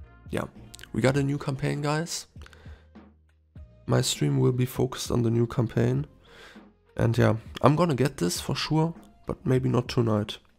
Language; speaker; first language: English; non-native, fluent; German